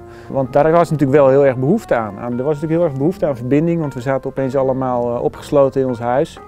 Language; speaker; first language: Dutch; native; Dutch